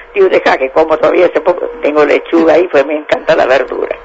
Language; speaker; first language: Spanish; native; Spanish